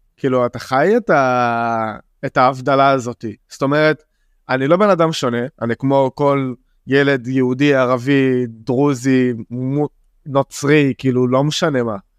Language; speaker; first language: Hebrew; non-native, local second language; Arabic